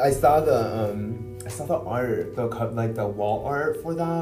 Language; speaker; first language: English; early bilingual, other home language; Spanish